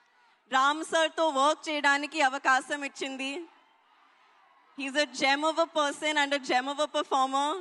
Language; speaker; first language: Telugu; non-native, local second language; Hindi